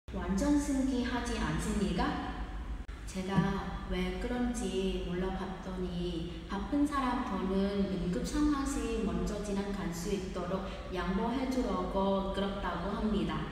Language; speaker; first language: Korean; non-native, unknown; Vietnamese